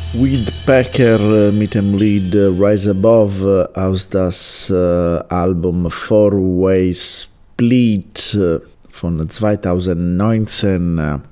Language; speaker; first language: German; non-native, learner; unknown